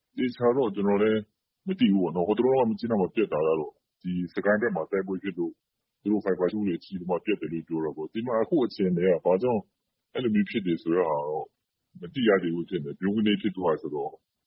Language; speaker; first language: Burmese; non-native, local second language; Kachin